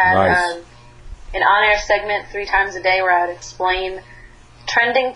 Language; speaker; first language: English; native; English